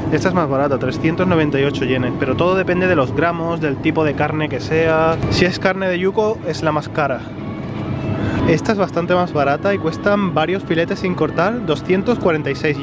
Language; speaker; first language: Spanish; native; Spanish